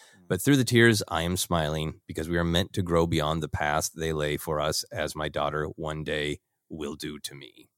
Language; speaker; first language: English; native; English